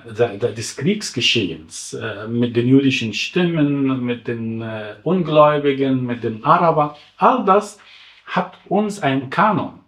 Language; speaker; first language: German; non-native, fluent; Arabic